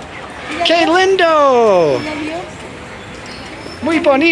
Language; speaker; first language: Spanish; non-native, learner; English